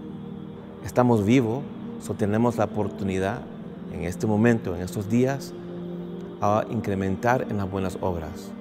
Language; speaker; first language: Spanish; non-native, fluent; English